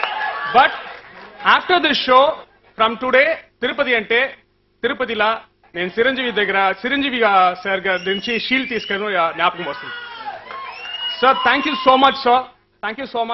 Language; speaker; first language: Telugu; non-native, learner; Tamil